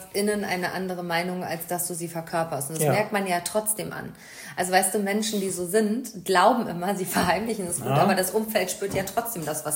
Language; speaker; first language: German; native; German